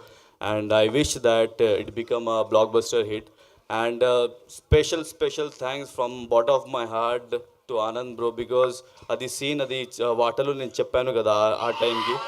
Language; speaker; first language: Telugu; non-native, learner; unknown